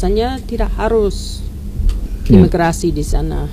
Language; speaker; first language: Indonesian; non-native, learner; English